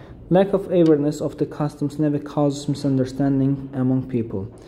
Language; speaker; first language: English; non-native, fluent; Azerbaijani